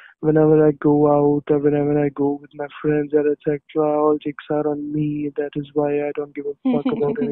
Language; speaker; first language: English; non-native, local second language; Hindi